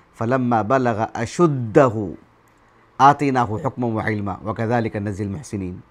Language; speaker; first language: Urdu; native; Urdu